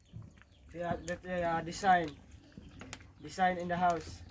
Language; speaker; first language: English; non-native, learner; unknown